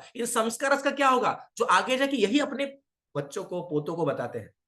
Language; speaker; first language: Hindi; non-native, local second language; Marathi